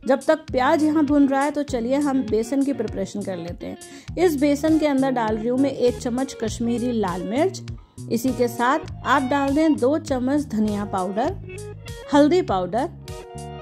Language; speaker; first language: Hindi; native; Hindi